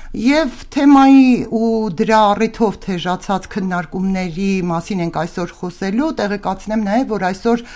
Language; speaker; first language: Armenian; native; Armenian